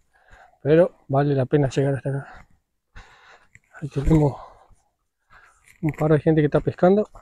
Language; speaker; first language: Spanish; native; Spanish